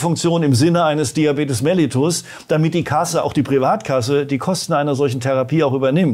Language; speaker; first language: German; native; German